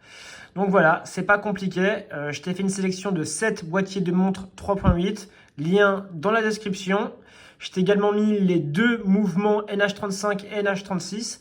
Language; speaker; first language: French; native; French